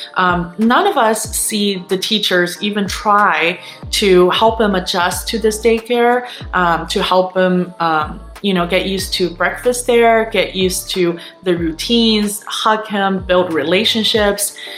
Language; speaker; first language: English; non-native, fluent; Chinese